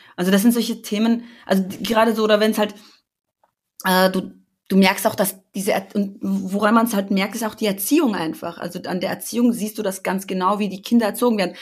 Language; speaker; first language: German; early bilingual, other home language; Albanian